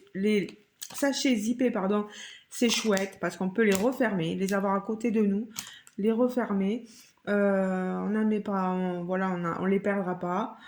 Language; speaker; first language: French; native; French